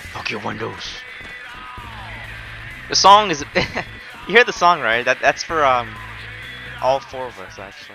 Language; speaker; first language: English; non-native, fluent; Swedish